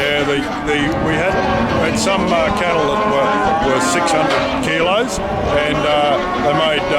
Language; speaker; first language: English; native; English